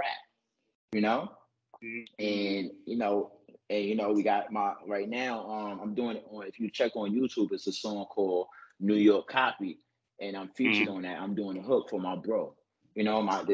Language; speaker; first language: English; native; English